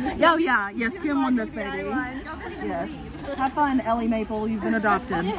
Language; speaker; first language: English; native; English